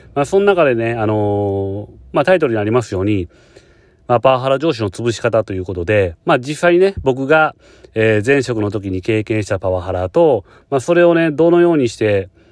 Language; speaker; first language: Japanese; native; Japanese